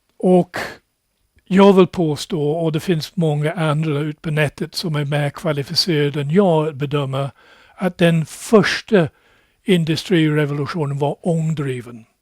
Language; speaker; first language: Swedish; non-native, fluent; English